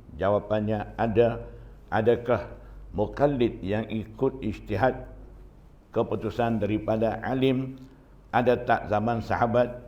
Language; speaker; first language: Malay; non-native, fluent; Burmese